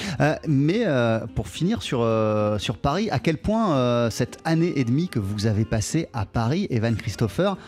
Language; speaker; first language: French; native; French